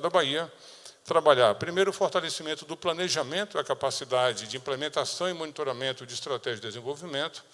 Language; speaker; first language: Portuguese; native; Portuguese